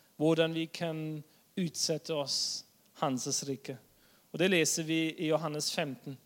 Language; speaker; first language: Norwegian; non-native, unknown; German